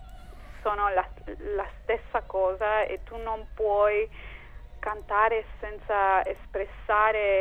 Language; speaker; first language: Italian; non-native, fluent; Spanish